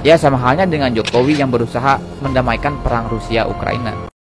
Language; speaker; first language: Indonesian; native; Indonesian